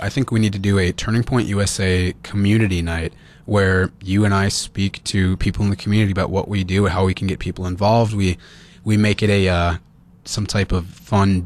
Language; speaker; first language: English; native; English